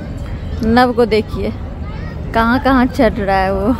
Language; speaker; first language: Hindi; native; Hindi